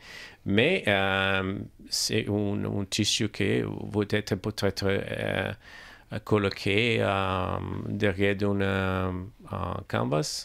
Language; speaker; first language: French; non-native, learner; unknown